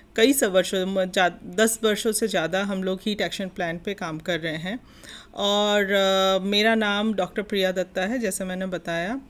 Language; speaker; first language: Hindi; non-native, local second language; Bangla